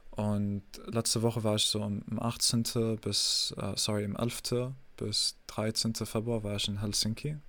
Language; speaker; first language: German; non-native, fluent; English